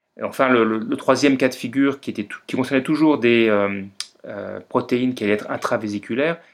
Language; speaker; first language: French; native; French